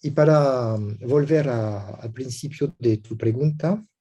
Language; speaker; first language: Spanish; non-native, learner; French